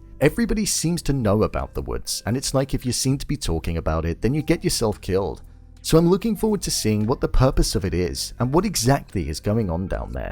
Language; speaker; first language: English; native; English